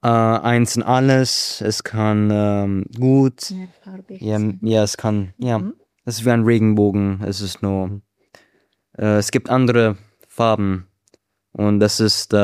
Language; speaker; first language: German; non-native, learner; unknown